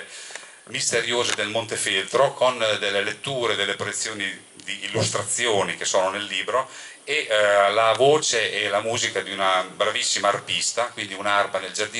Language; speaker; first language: Italian; native; Italian